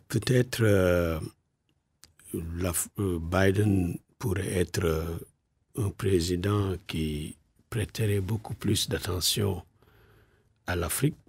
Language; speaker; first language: French; non-native, local second language; Wolof